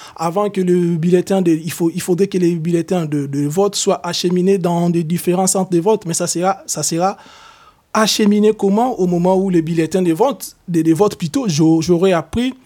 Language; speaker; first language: French; non-native, local second language; Lingala